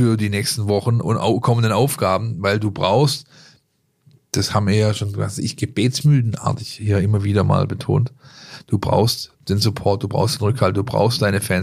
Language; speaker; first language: German; native; German